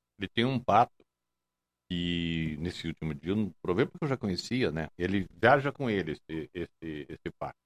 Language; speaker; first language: Portuguese; native; Portuguese